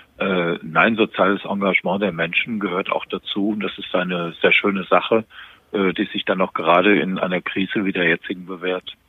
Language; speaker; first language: German; native; German